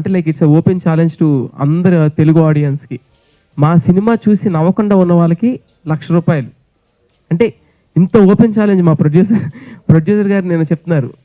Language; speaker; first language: Telugu; native; Telugu